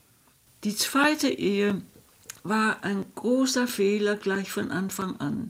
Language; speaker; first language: German; non-native, fluent; Danish